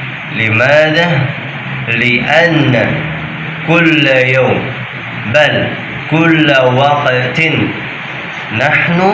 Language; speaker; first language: Arabic; non-native, fluent; Indonesian